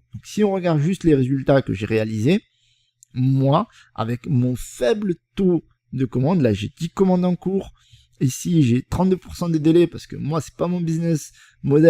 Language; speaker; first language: French; native; French